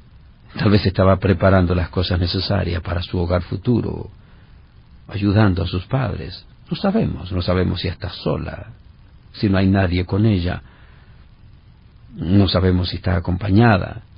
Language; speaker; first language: Spanish; native; Spanish